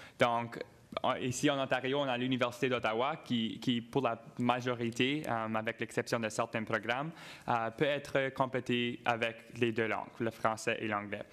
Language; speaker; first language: French; non-native, local second language; English